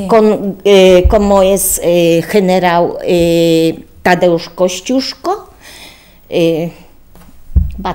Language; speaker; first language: Spanish; non-native, learner; Polish